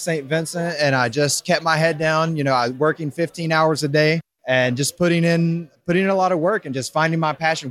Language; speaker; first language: English; native; English